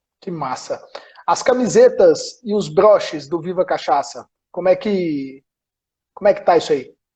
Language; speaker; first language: Portuguese; native; Portuguese